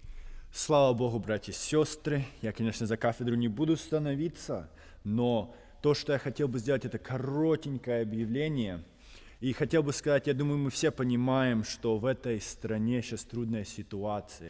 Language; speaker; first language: Russian; early bilingual, heritage; Russian